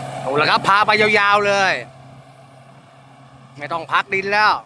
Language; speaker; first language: Thai; native; Thai